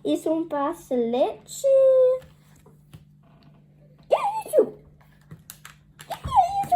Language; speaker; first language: Portuguese; early bilingual, heritage; Portuguese